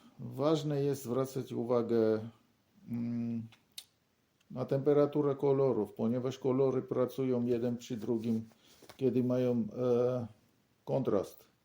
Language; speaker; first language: Polish; non-native, fluent; Armenian